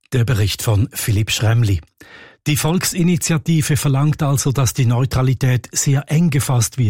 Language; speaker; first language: German; native; German